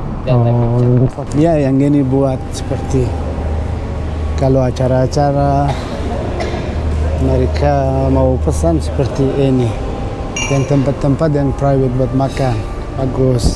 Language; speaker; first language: Indonesian; non-native, fluent; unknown